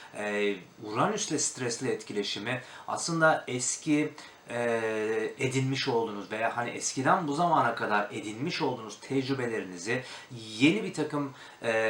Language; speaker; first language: Turkish; native; Turkish